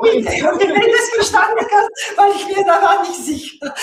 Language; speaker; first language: German; non-native, fluent; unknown